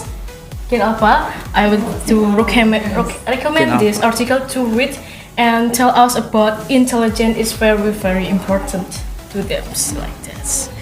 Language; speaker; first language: English; non-native, learner; Indonesian